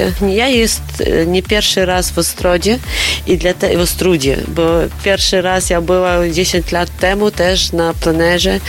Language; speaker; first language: Polish; non-native, learner; Ukrainian